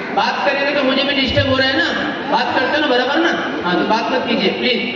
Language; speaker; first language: Hindi; non-native, local second language; Marathi